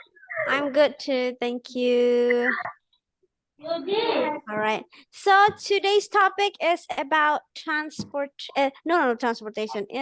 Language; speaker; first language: English; non-native, fluent; Indonesian